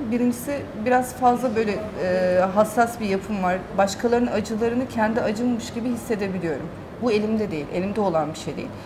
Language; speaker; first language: Turkish; early bilingual, heritage; Turkish